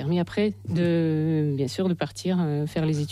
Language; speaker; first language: French; non-native, fluent; Ukrainian